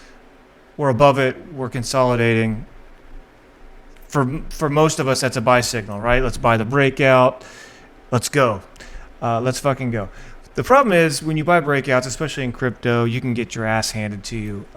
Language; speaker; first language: English; native; English